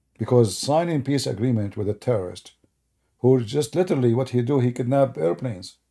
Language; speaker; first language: English; non-native, fluent; Arabic